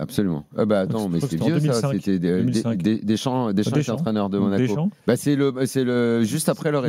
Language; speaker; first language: French; native; French